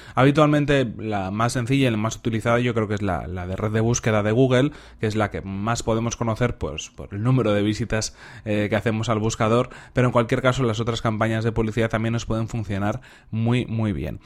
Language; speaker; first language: Spanish; native; Spanish